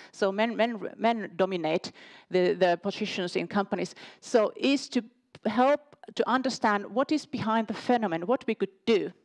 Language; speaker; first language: English; non-native, fluent; Finnish